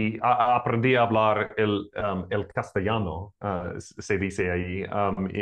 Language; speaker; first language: Spanish; non-native, learner; English